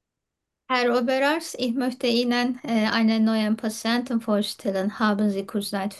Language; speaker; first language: German; non-native, learner; Turkish